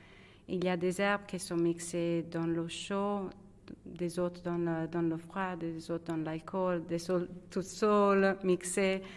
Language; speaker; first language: French; non-native, fluent; Italian